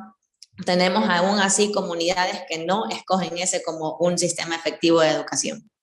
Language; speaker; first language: Spanish; native; Spanish